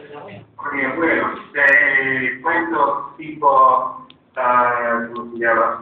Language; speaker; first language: Spanish; non-native, learner; English